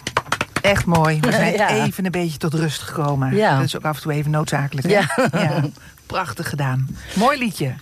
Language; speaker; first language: Dutch; native; Dutch